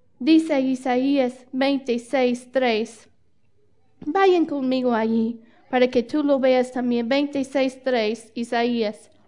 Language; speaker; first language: Spanish; non-native, fluent; English